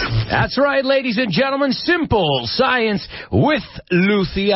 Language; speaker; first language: English; native; English